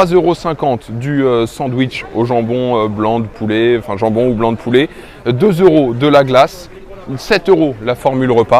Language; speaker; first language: French; native; French